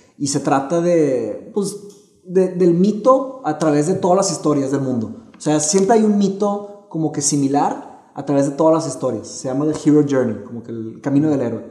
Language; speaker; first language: Spanish; early bilingual, other home language; Portuguese